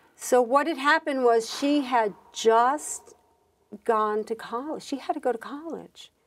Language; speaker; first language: English; native; English